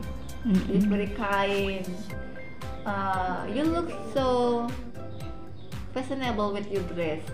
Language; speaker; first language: English; non-native, fluent; Indonesian